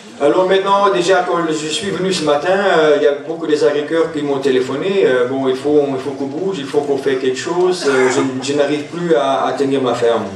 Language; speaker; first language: French; non-native, local second language; German